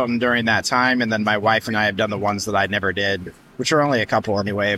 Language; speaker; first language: English; native; English